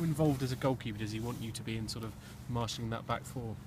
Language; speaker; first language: English; native; English